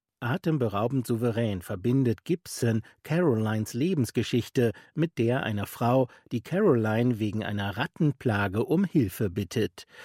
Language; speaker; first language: German; native; German